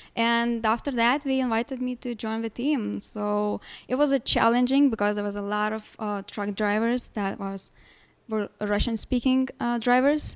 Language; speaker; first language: English; non-native, fluent; Lithuanian